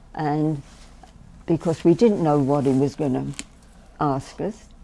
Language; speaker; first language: English; native; English